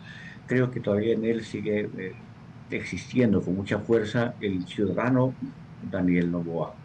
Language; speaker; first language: Spanish; native; Spanish